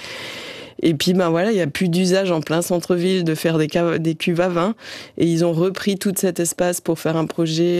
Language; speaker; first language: French; native; French